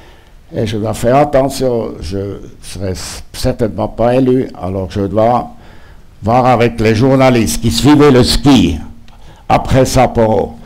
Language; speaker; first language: French; non-native, local second language; German